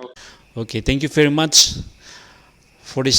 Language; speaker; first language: English; non-native, learner; Indonesian